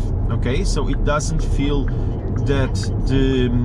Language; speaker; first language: English; non-native, fluent; Portuguese